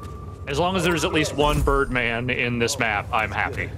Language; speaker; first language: English; native; English